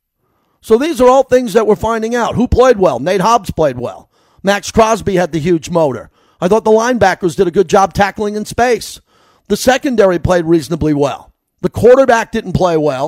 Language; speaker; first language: English; native; English